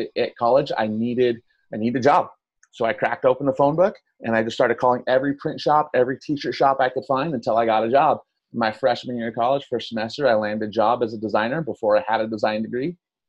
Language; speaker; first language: English; native; English